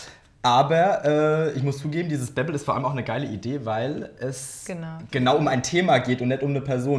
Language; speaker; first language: German; native; German